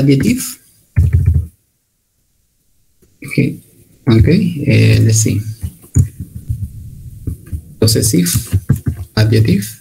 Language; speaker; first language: English; non-native, learner; Spanish